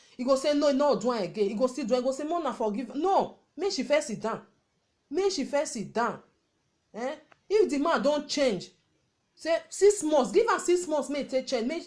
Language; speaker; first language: Nigerian Pidgin; non-native, local second language; Bini